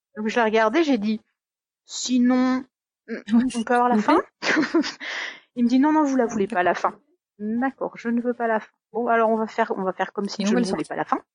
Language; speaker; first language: French; native; French